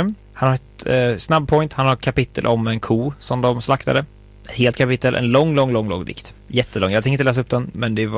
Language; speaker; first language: Swedish; native; Swedish